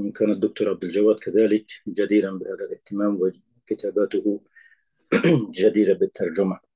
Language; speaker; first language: Arabic; non-native, fluent; Persian